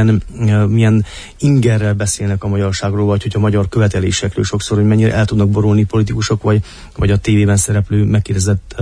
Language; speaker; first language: Hungarian; native; Hungarian